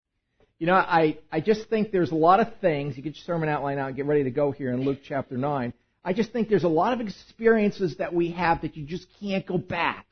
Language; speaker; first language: English; native; English